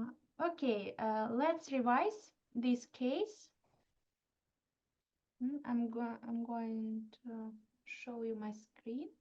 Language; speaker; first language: English; non-native, fluent; Russian